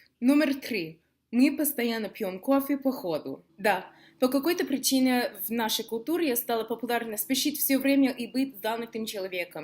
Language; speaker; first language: Russian; non-native, fluent; English